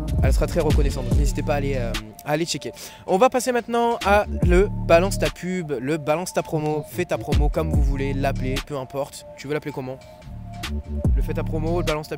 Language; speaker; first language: French; native; French